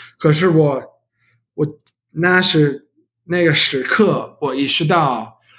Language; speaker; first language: Chinese; non-native, learner; English